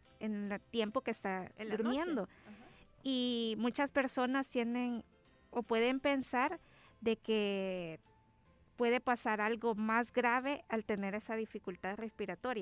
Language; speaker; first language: Spanish; native; Spanish